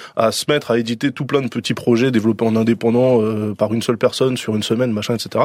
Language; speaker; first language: French; native; French